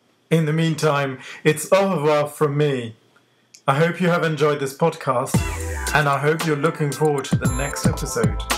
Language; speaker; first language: English; native; English